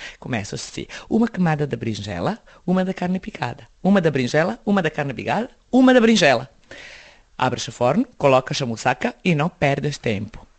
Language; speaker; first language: Portuguese; non-native, fluent; Serbian